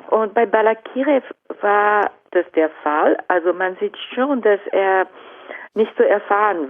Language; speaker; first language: German; non-native, fluent; Japanese